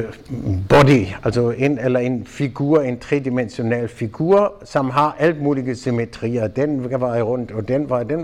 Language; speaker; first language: Danish; non-native, fluent; German